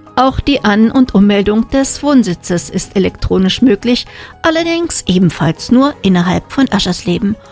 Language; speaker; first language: German; native; German